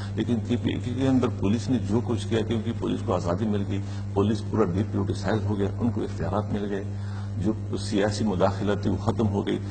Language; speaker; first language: Urdu; non-native, local second language; Pashto